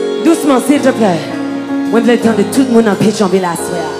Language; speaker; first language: French; non-native, learner; Haitian Creole